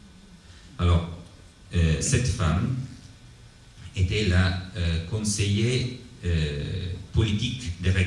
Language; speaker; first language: French; non-native, learner; Italian